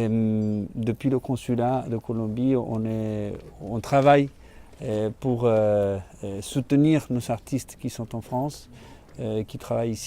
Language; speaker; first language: French; non-native, fluent; Spanish